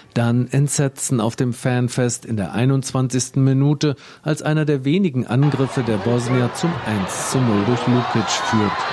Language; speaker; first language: German; native; German